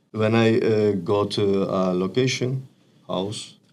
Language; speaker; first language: English; non-native, learner; Turkish